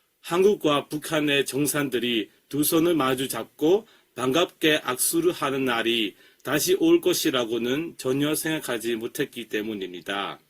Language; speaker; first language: Korean; non-native, fluent; Burmese